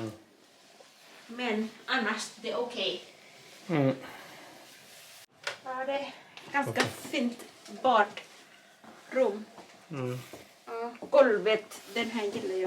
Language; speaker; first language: Swedish; non-native, learner; Thai